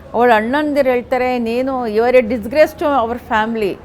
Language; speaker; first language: Kannada; non-native, local second language; Urdu